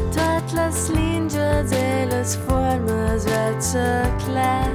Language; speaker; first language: German; non-native, local second language; Romansh